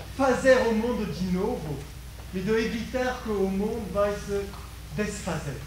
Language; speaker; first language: Portuguese; non-native, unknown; French